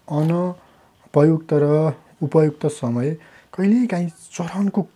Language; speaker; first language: Nepali; native; Nepali